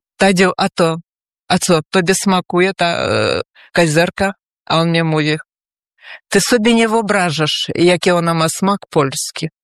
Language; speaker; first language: Polish; early bilingual, heritage; Polish